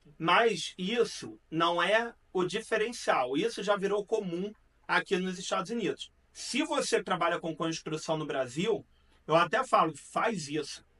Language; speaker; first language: Portuguese; native; Portuguese